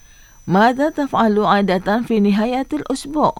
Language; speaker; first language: Arabic; non-native, fluent; Indonesian